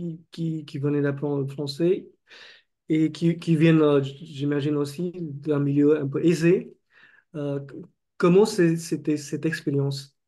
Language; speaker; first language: French; non-native, fluent; Marathi